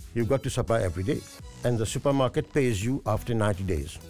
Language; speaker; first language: English; non-native, local second language; Morisyen